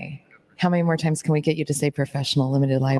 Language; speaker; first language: English; native; English